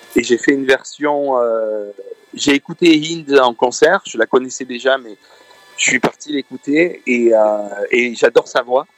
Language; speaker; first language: French; native; French